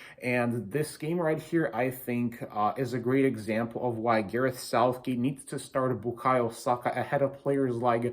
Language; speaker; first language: English; native; English